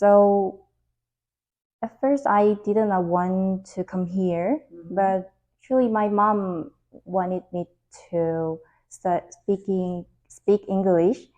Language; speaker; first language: English; non-native, learner; Korean